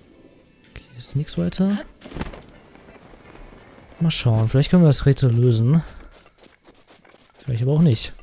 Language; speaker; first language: German; native; German